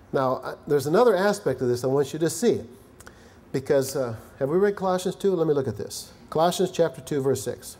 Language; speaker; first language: English; native; English